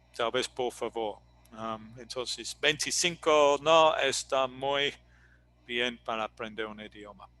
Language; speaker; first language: Spanish; non-native, fluent; English